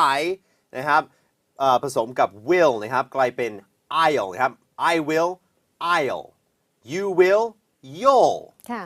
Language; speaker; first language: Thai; non-native, fluent; English